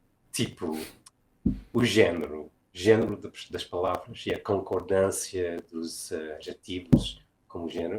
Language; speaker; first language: Portuguese; non-native, fluent; English